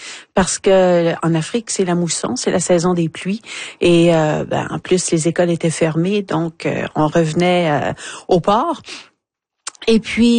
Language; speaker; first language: French; native; French